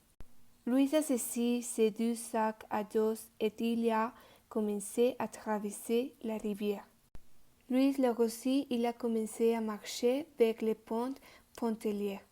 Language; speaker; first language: French; non-native, learner; Spanish